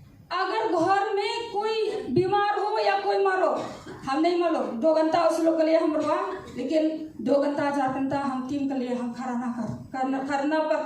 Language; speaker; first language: Hindi; non-native, local second language; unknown